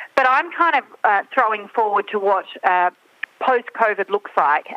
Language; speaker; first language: English; native; English